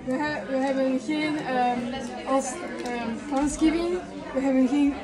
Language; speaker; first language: Dutch; non-native, learner; French